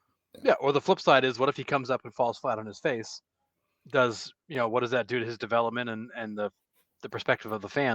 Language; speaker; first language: English; native; English